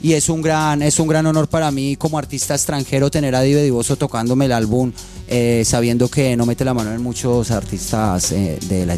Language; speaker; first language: Spanish; native; Spanish